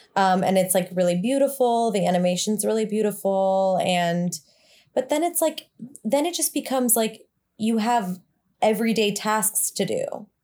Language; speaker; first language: English; native; English